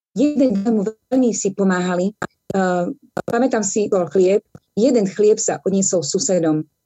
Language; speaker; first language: Slovak; native; Slovak